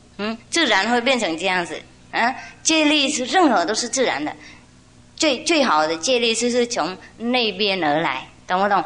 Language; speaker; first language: Chinese; non-native, fluent; Vietnamese